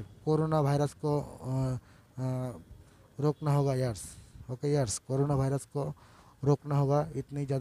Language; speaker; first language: Hindi; non-native, learner; Bangla